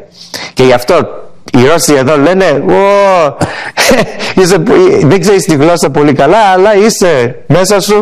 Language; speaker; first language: Greek; early bilingual, heritage; English